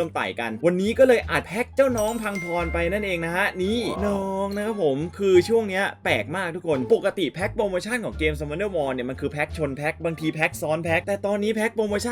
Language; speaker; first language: Thai; native; Thai